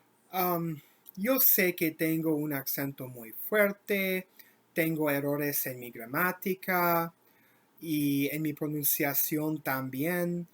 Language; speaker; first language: Spanish; non-native, learner; English